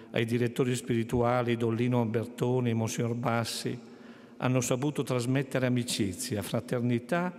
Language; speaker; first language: Italian; native; Italian